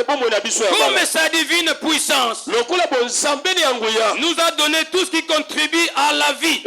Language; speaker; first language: French; non-native, local second language; Lingala